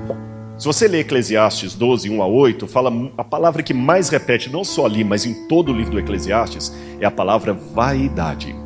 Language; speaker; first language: Portuguese; native; Portuguese